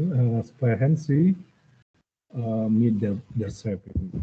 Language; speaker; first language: German; non-native, learner; Indonesian